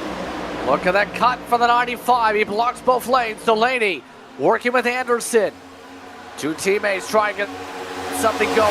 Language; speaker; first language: English; native; English